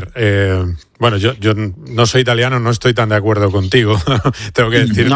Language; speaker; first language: Spanish; native; Spanish